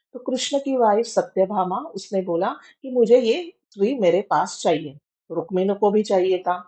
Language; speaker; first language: Hindi; non-native, local second language; Marathi